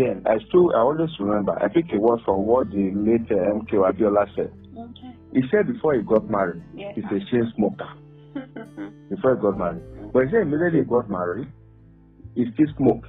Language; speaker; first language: English; non-native, local second language; Yoruba